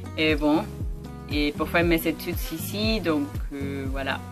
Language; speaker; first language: French; non-native, learner; Spanish